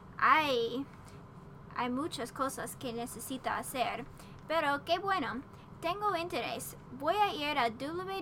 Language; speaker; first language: Spanish; non-native, learner; English